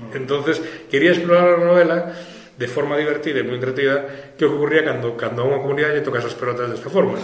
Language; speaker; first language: Spanish; non-native, local second language; Galician